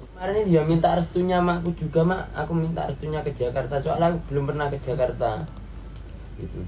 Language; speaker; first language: Indonesian; non-native, local second language; Javanese